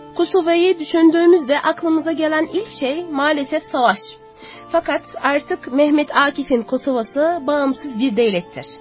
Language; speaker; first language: Turkish; non-native, fluent; Arabic